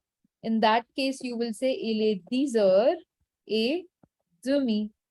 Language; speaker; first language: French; non-native, fluent; Hindi